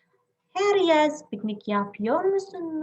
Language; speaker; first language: Turkish; non-native, learner; Indonesian